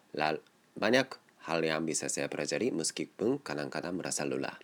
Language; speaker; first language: Indonesian; non-native, learner; Japanese